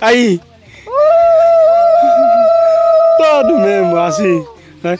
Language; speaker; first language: Portuguese; non-native, learner; Vietnamese